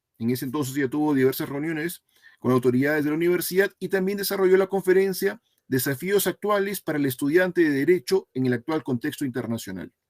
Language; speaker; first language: Spanish; native; Spanish